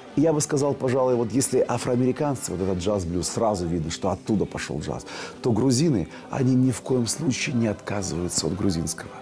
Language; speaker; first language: Russian; native; Russian